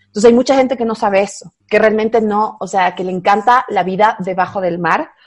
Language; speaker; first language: Spanish; native; Spanish